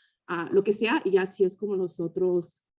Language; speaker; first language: Spanish; early bilingual, heritage; Spanish